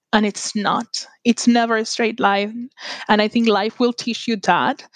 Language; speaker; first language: English; non-native, fluent; Spanish